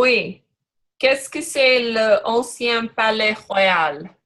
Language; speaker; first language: French; non-native, learner; English